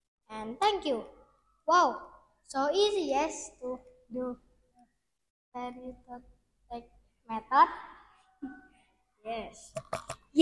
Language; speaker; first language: English; non-native, learner; Indonesian